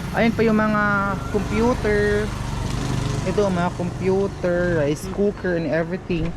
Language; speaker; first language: Filipino; non-native, local second language; Cebuano